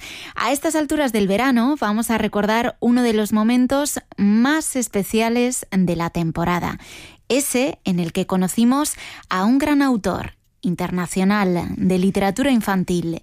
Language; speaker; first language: Spanish; native; Spanish